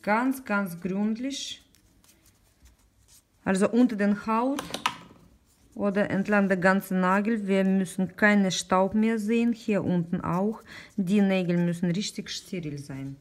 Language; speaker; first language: German; non-native, learner; Russian